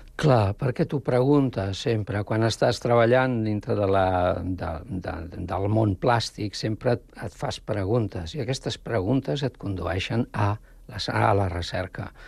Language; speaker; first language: Catalan; non-native, local second language; Spanish